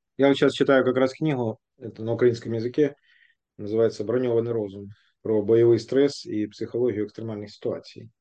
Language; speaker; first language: Ukrainian; non-native, local second language; Russian